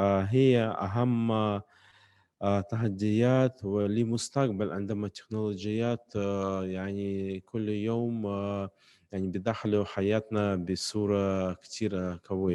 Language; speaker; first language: Arabic; non-native, fluent; Russian